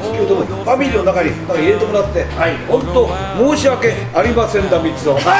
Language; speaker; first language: Japanese; native; Japanese